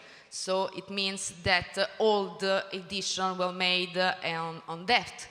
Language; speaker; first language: English; non-native, learner; Italian